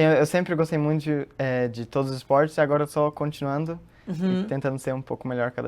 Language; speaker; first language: Portuguese; early bilingual, heritage; Portuguese